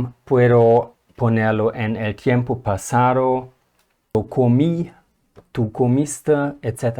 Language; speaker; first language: Spanish; non-native, fluent; German